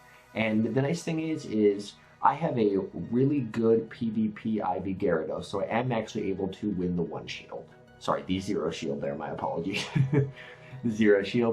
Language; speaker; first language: English; native; English